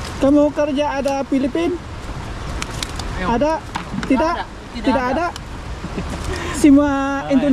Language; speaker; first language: Indonesian; non-native, learner; Filipino